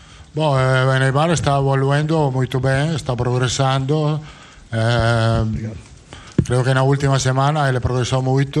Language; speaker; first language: Portuguese; non-native, fluent; Italian